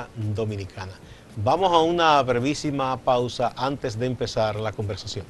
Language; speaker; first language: Spanish; native; Spanish